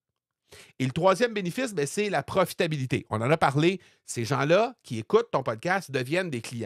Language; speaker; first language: French; native; French